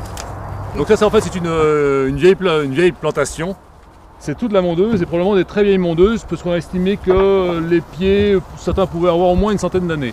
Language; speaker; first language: French; native; French